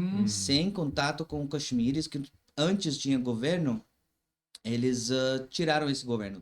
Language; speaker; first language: Portuguese; non-native, learner; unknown